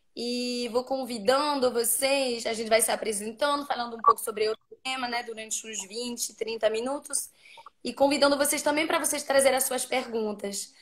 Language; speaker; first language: Portuguese; non-native, fluent; French